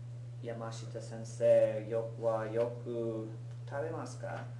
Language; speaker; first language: Japanese; non-native, learner; English